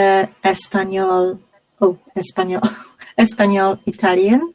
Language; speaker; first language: French; non-native, learner; Polish